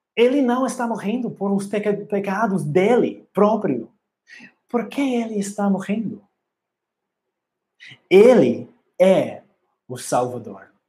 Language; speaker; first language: Portuguese; non-native, learner; English